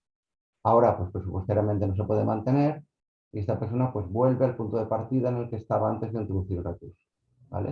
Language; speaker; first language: Spanish; native; Spanish